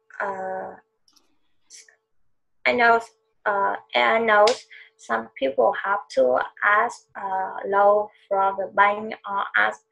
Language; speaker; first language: English; non-native, learner; Vietnamese